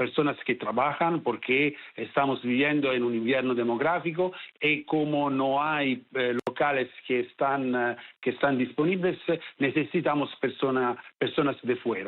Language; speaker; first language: Spanish; non-native, fluent; Italian